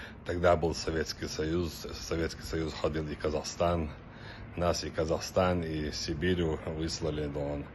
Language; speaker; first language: Russian; non-native, local second language; Chechen